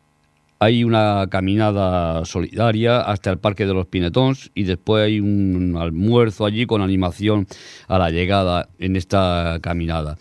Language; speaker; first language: Spanish; native; Spanish